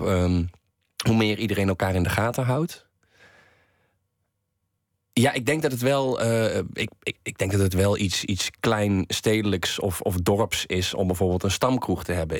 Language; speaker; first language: Dutch; native; Dutch